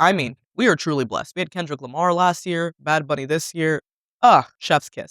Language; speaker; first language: English; native; English